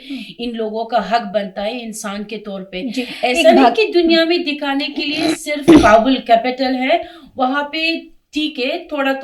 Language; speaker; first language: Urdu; non-native, fluent; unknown